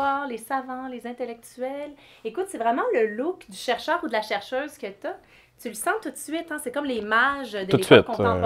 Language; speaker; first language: French; native; French